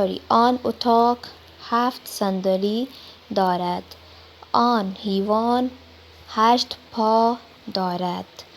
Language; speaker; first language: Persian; non-native, learner; Urdu